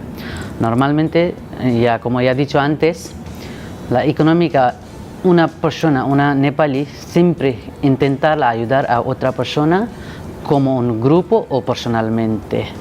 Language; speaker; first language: Spanish; non-native, learner; Nepali